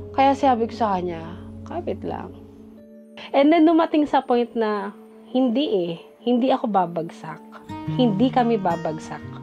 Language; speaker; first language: Filipino; native; Filipino